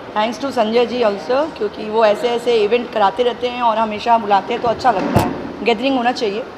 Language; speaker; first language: Hindi; native; Hindi